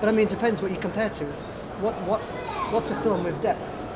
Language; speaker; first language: English; early bilingual, other home language; Russian